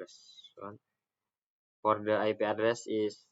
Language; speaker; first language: English; non-native, learner; Indonesian